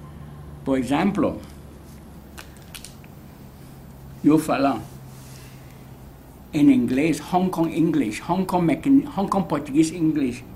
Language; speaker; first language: Portuguese; non-native, learner; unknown